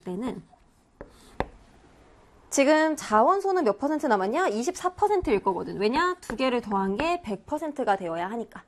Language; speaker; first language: Korean; native; Korean